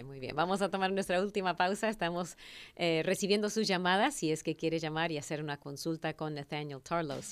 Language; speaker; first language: Spanish; native; Spanish